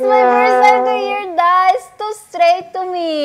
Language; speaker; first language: English; non-native, fluent; Korean